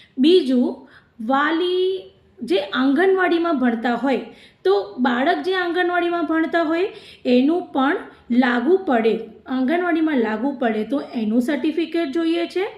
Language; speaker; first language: Gujarati; non-native, local second language; Sindhi